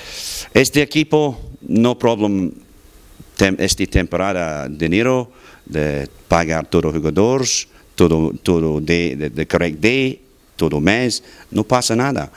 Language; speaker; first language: Spanish; non-native, learner; English